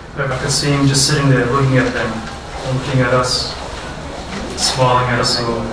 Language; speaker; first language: English; early bilingual, other home language; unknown